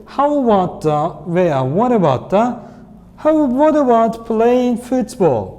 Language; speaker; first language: English; non-native, fluent; Turkish